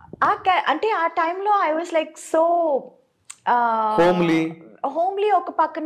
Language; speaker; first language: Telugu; non-native, local second language; Tamil